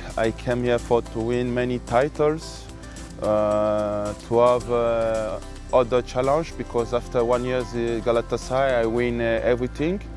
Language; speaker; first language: English; non-native, learner; French